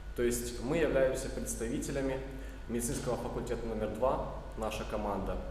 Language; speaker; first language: Russian; native; Russian